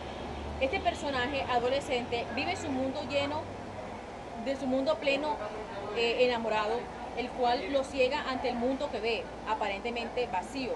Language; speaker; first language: Spanish; native; Spanish